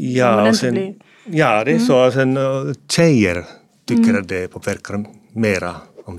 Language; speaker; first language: Swedish; non-native, fluent; Finnish